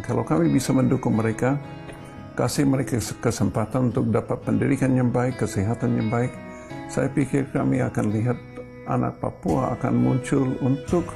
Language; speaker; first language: Indonesian; non-native, fluent; English